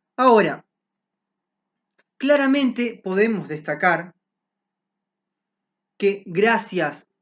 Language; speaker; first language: Spanish; native; Spanish